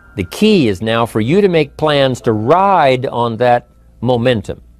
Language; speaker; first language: English; native; English